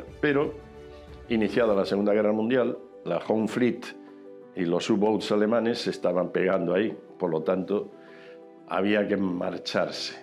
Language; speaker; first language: Spanish; native; Spanish